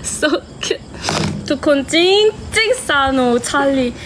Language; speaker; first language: Thai; non-native, learner; Korean